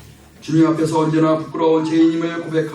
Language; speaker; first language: Korean; native; Korean